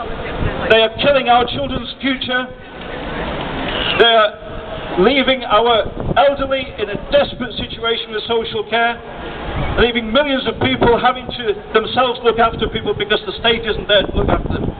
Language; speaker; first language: English; native; English